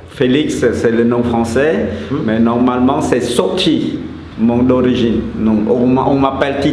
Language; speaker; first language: French; non-native, fluent; Khmer